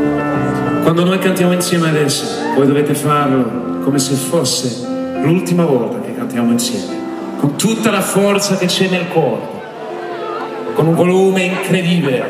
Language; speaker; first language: Italian; non-native, fluent; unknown